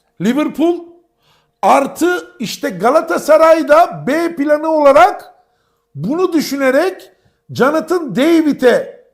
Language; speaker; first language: Turkish; native; Turkish